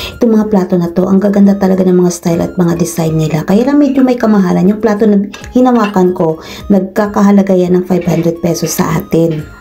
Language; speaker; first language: Filipino; non-native, local second language; Cebuano